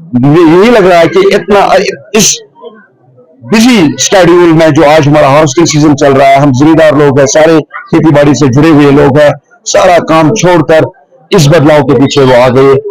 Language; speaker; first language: Hindi; non-native, local second language; Kashmiri